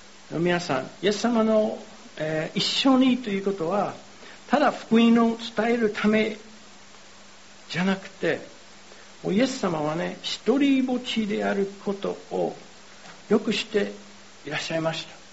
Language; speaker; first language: Japanese; non-native, fluent; English